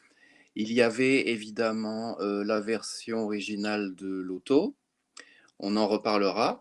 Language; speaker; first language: French; native; French